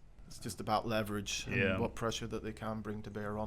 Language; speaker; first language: English; native; English